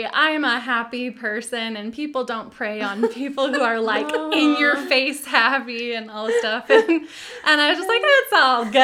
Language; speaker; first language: English; native; English